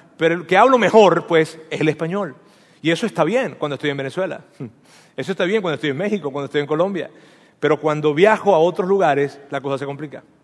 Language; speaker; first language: Spanish; native; Spanish